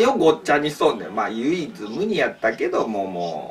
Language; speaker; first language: Japanese; native; Japanese